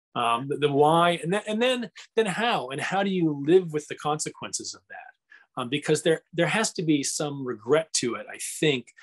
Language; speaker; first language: English; native; English